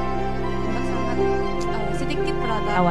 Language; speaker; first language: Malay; non-native, fluent; Korean